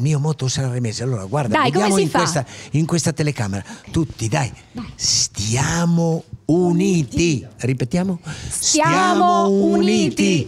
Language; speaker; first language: Italian; native; Italian